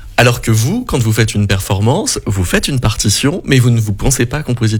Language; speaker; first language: French; native; French